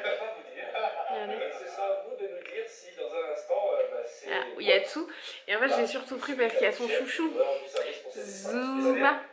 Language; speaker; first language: French; native; French